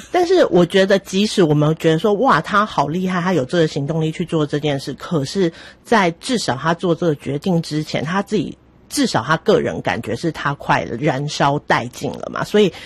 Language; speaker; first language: Chinese; native; Chinese